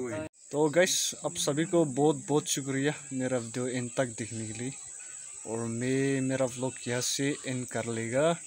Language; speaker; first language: Hindi; non-native, local second language; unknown